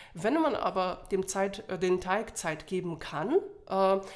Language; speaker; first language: German; non-native, fluent; Polish